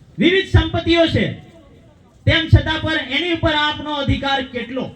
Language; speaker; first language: Gujarati; non-native, local second language; Rathawi